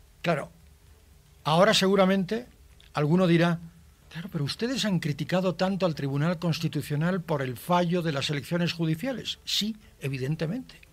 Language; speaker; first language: Spanish; native; Spanish